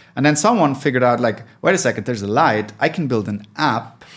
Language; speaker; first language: English; non-native, fluent; German